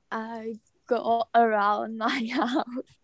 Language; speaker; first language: English; non-native, learner; Khmer